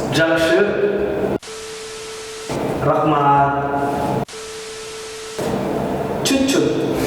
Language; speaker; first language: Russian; non-native, learner; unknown